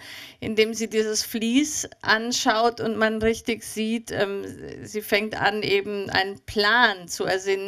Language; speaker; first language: German; native; German